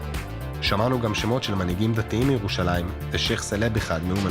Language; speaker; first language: Hebrew; native; Hebrew